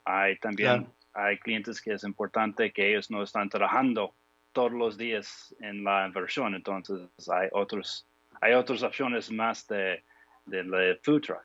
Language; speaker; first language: Spanish; non-native, fluent; English